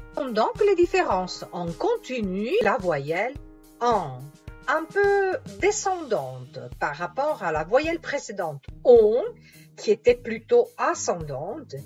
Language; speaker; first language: French; non-native, fluent; Italian